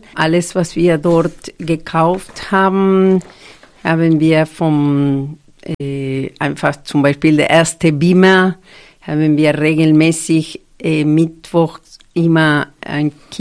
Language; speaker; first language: German; non-native, fluent; Spanish